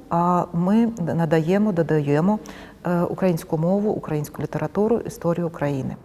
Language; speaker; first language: Ukrainian; non-native, local second language; Russian